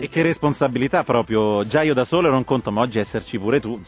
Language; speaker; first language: Italian; native; Italian